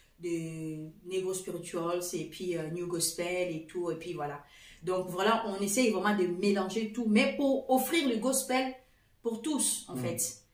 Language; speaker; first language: French; non-native, fluent; Portuguese